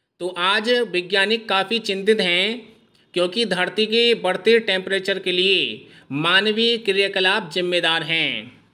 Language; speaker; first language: Hindi; native; Hindi